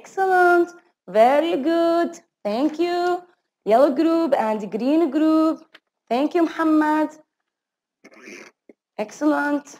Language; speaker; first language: English; non-native, fluent; Arabic